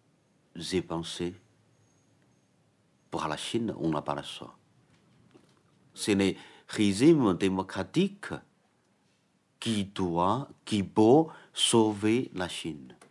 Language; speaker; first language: French; non-native, fluent; Chinese